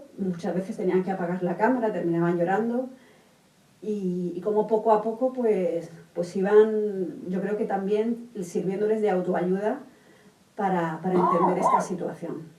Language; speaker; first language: Spanish; native; Spanish